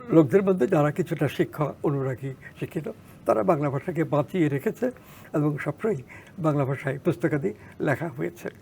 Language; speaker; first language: Bangla; native; Bangla